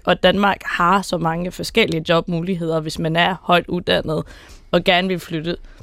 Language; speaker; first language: Danish; non-native, fluent; Persian